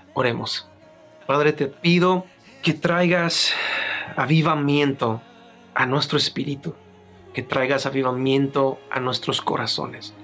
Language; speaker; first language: Spanish; native; Spanish